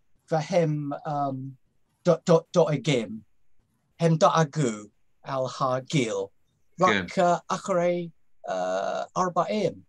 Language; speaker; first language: Hebrew; non-native, learner; English